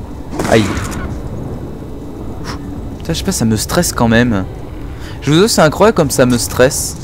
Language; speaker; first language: French; native; French